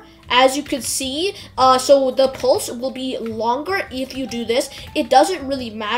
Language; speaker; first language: English; native; English